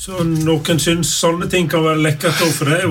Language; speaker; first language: Norwegian; native; Norwegian